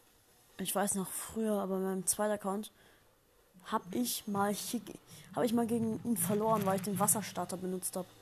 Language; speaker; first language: German; native; German